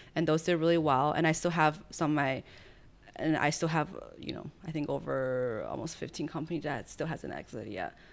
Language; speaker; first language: English; early bilingual, other home language; Chinese